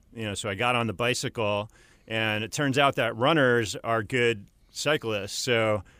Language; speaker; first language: English; native; English